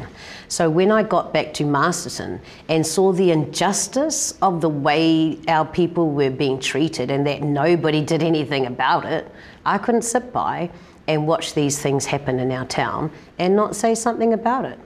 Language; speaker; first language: English; native; English